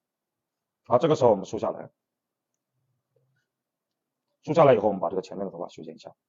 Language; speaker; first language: Chinese; native; Chinese